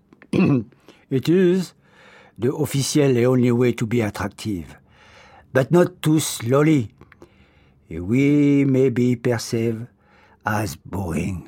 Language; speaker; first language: English; non-native, fluent; French